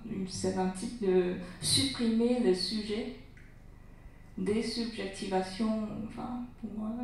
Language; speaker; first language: French; non-native, learner; Chinese